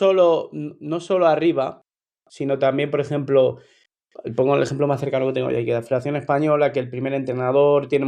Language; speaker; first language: Spanish; native; Spanish